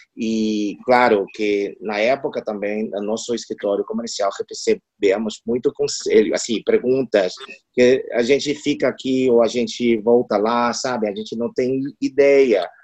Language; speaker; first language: Portuguese; non-native, fluent; Chinese